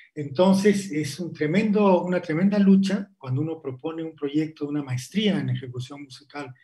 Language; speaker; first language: Spanish; native; Spanish